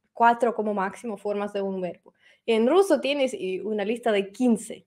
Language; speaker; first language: Spanish; non-native, fluent; Russian